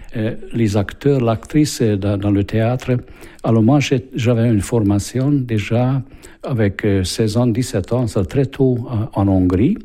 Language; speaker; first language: French; non-native, fluent; Hungarian